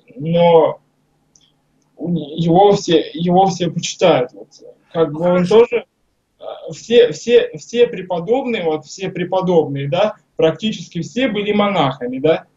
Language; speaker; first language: Russian; native; Russian